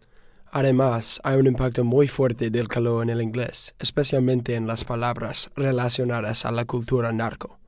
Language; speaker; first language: Spanish; non-native, learner; English